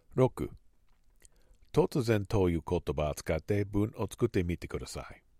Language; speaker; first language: Japanese; non-native, learner; English